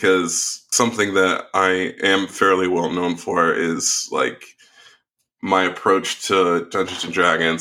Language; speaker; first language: English; native; English